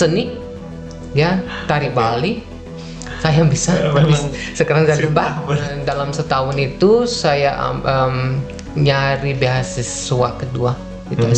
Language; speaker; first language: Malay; non-native, fluent; Dutch